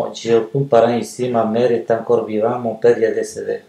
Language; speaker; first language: French; non-native, fluent; Spanish